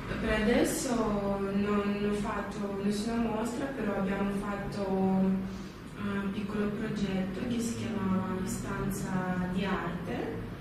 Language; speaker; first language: Italian; non-native, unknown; Russian